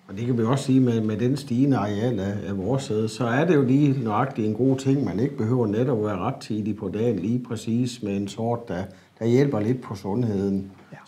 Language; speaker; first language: Danish; native; Danish